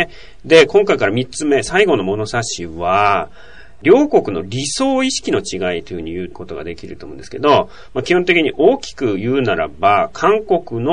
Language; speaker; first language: Japanese; native; Japanese